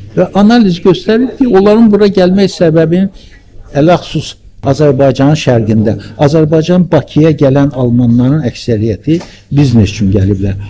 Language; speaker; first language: Azerbaijani; native; Azerbaijani